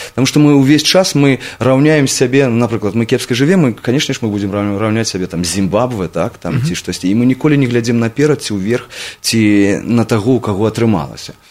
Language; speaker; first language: Belarusian; non-native, local second language; Russian